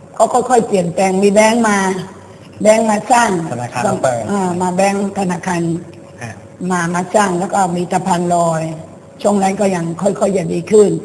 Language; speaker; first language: Thai; early bilingual, other home language; Chinese